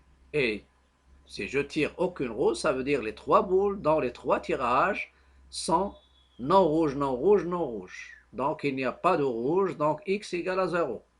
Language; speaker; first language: French; non-native, local second language; Arabic